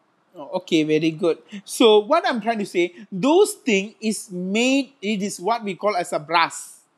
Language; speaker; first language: English; non-native, local second language; Malay